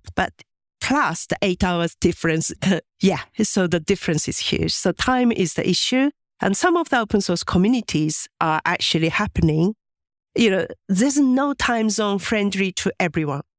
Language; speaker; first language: English; non-native, fluent; Japanese